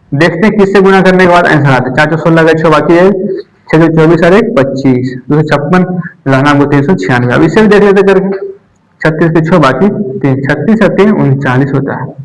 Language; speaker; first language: Hindi; native; Hindi